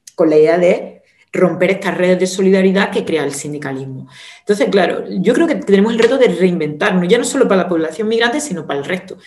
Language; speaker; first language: Spanish; native; Spanish